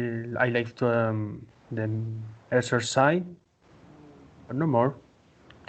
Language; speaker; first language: English; non-native, learner; Spanish